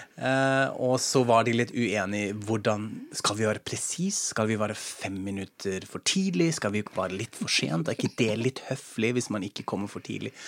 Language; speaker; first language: Norwegian; non-native, fluent; German